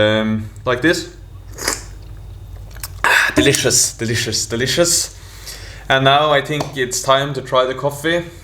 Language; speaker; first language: English; non-native, fluent; Norwegian